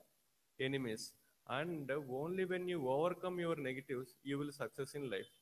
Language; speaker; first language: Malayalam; non-native, learner; Telugu